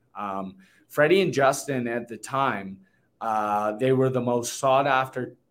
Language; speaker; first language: English; native; English